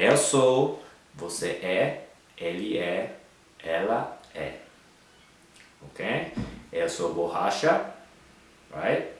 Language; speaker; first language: Portuguese; non-native, fluent; Japanese